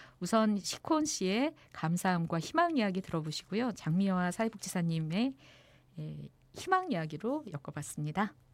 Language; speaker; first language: Korean; native; Korean